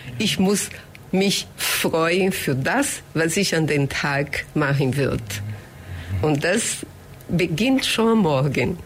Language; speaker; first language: German; non-native, fluent; Portuguese